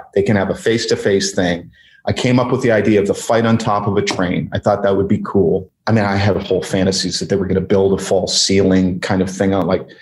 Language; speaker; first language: English; native; English